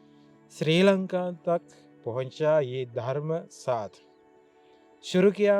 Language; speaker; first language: Hindi; non-native, learner; Sinhala